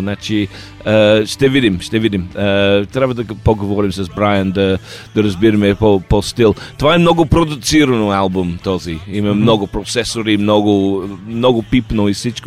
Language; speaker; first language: Bulgarian; non-native, learner; English